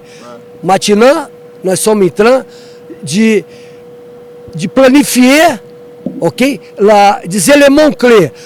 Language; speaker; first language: French; non-native, learner; Portuguese